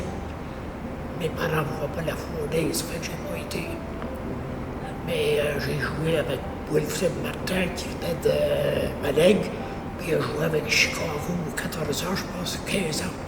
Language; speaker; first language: French; native; French